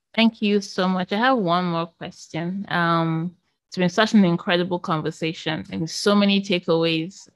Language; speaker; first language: English; native; English